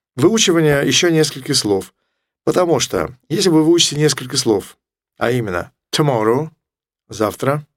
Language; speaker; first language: Russian; native; Russian